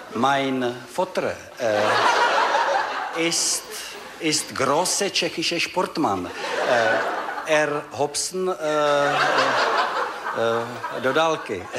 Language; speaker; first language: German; non-native, learner; Czech